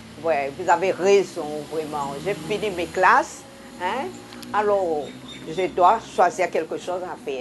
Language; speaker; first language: French; non-native, local second language; Hakka Chinese